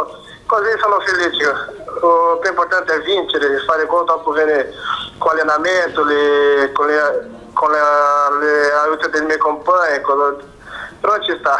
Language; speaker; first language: Italian; non-native, fluent; Portuguese